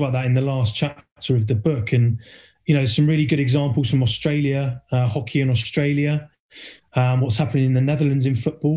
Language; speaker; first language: English; native; English